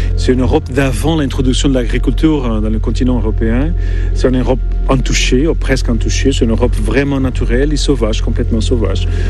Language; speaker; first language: French; non-native, fluent; Portuguese